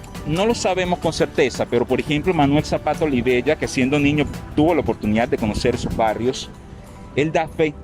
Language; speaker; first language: Spanish; native; Spanish